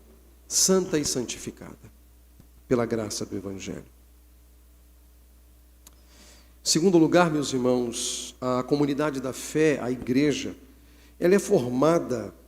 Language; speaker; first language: Portuguese; native; Portuguese